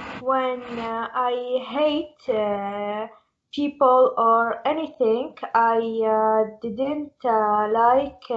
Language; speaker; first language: English; non-native, learner; Arabic